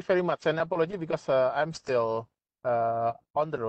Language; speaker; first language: English; non-native, fluent; Indonesian